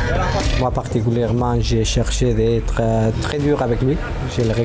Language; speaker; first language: French; non-native, fluent; Italian